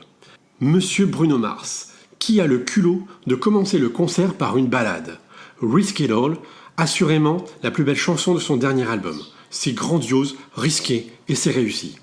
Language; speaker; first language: French; native; French